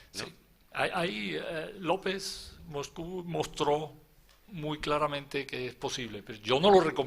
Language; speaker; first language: Spanish; native; Spanish